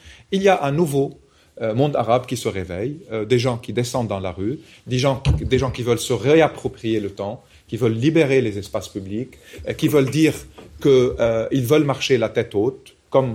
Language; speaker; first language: French; non-native, local second language; Arabic